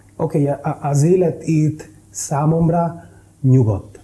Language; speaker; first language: Hungarian; non-native, fluent; Spanish